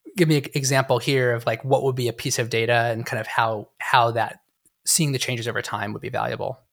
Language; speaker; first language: English; native; English